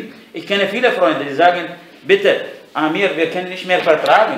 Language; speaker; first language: German; non-native, fluent; Arabic